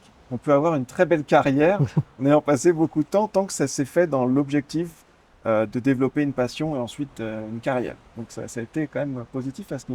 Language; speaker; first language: French; native; French